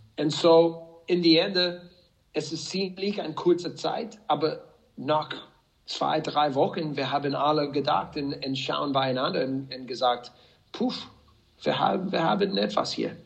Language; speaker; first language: German; non-native, fluent; English